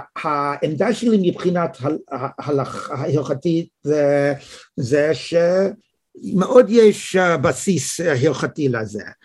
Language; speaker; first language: Hebrew; non-native, fluent; English